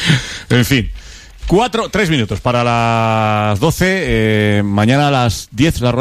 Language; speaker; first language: Spanish; native; Spanish